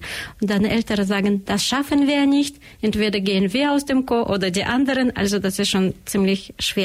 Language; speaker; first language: German; non-native, learner; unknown